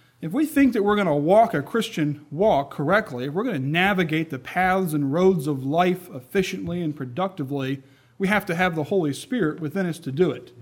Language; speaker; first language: English; native; English